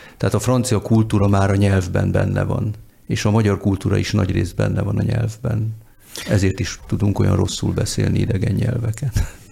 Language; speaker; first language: Hungarian; early bilingual, heritage; Hungarian